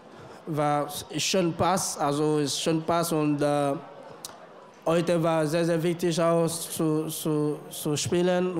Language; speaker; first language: German; non-native, learner; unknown